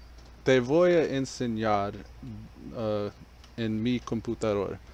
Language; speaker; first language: Spanish; non-native, learner; English